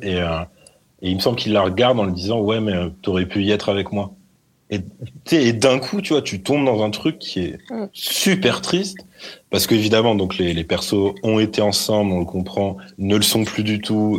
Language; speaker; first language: French; native; French